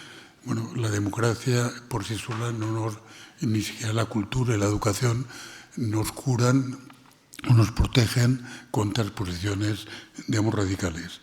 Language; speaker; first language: Spanish; non-native, local second language; Catalan